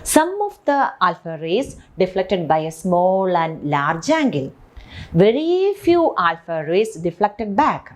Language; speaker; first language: English; non-native, local second language; Malayalam